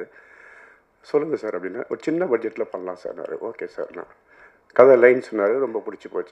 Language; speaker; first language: Tamil; native; Tamil